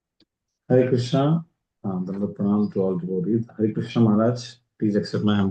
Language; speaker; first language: English; non-native, local second language; Hindi